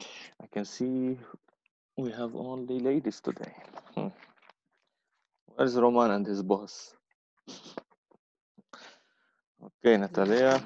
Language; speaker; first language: English; non-native, fluent; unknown